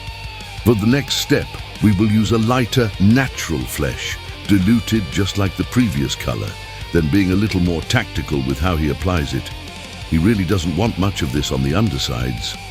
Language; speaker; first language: English; native; English